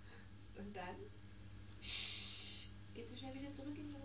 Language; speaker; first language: German; native; German